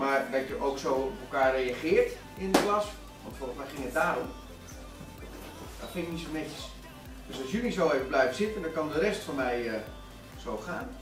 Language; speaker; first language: Dutch; native; Dutch